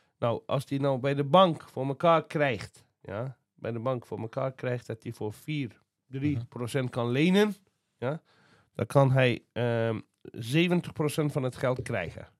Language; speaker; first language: Dutch; non-native, fluent; Azerbaijani